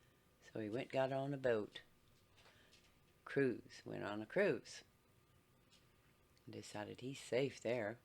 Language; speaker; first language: English; native; English